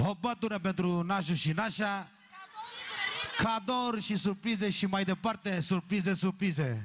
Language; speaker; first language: Romanian; non-native, local second language; Turkish